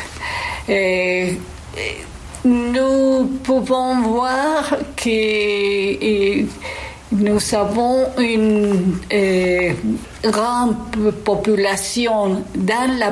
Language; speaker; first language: French; non-native, fluent; Spanish